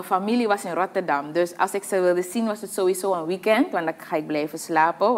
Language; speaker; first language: Dutch; native; Dutch